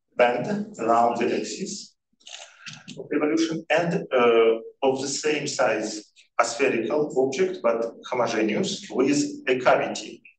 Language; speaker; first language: English; non-native, fluent; Russian